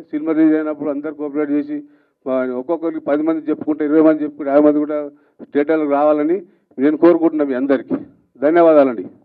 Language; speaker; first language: Telugu; native; Telugu